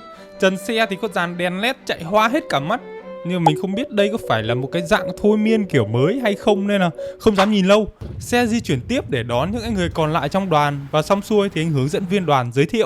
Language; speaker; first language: Vietnamese; native; Vietnamese